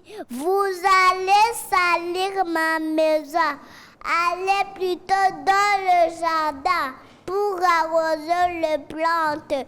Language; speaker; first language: French; non-native, learner; Kinyarwanda